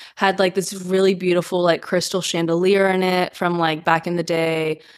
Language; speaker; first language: English; early bilingual, other home language; Spanish